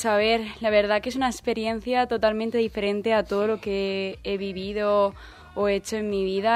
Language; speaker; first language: Spanish; native; Spanish